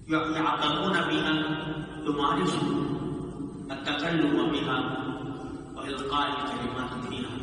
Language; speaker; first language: Arabic; non-native, fluent; Urdu